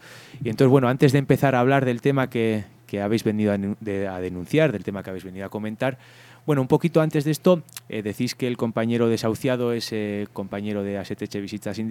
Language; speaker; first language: Spanish; native; Spanish